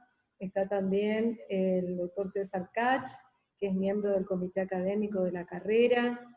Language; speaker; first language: Spanish; native; Spanish